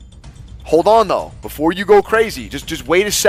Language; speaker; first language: English; native; English